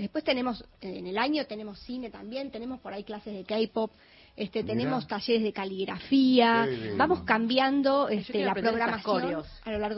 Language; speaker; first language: Spanish; native; Spanish